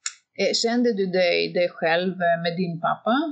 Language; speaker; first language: Swedish; non-native, fluent; Greek